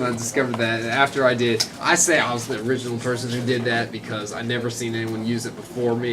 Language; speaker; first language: English; native; English